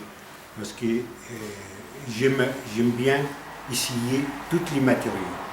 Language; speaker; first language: French; non-native, learner; Arabic